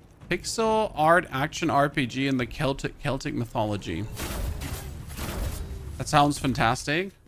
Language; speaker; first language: English; non-native, fluent; German